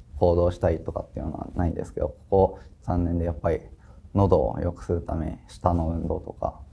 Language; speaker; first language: Japanese; native; Japanese